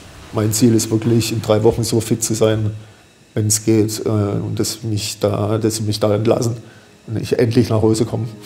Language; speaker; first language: German; native; German